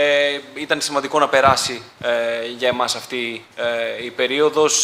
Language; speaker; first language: Greek; native; Greek